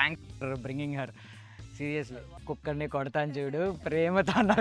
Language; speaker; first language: Telugu; native; Telugu